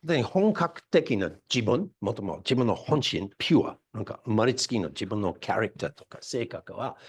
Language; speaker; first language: Japanese; non-native, fluent; English